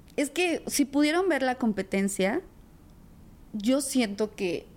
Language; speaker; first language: Spanish; native; Spanish